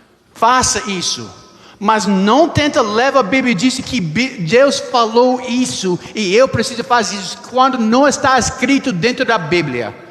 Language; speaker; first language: Portuguese; non-native, learner; English